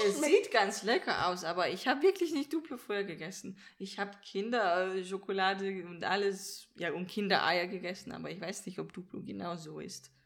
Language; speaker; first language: German; non-native, fluent; Danish